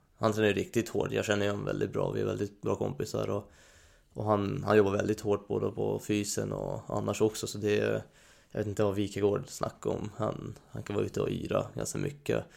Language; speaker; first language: Swedish; non-native, fluent; Hungarian